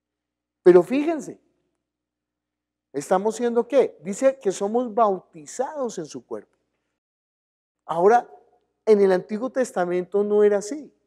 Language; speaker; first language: Spanish; native; Spanish